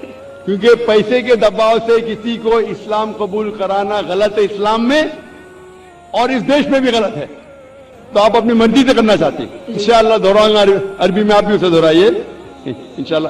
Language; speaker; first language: Hindi; non-native, local second language; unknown